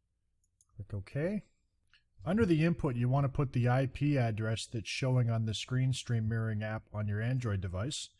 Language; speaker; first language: English; native; English